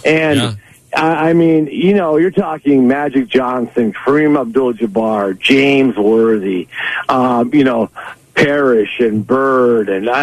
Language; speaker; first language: English; native; English